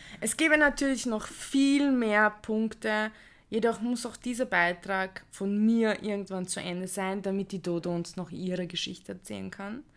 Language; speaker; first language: German; early bilingual, other home language; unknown